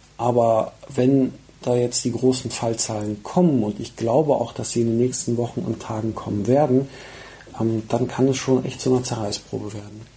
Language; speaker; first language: German; early bilingual, other home language; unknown